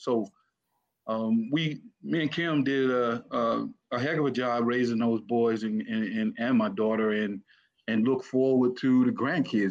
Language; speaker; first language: English; native; English